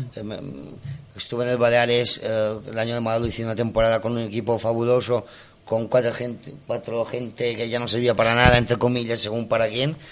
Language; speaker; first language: Spanish; non-native, local second language; Catalan